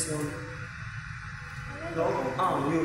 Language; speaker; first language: English; non-native, learner; Arabic